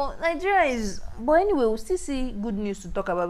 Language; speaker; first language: English; non-native, local second language; Yoruba